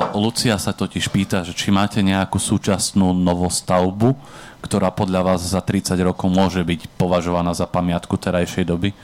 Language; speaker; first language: Slovak; native; Slovak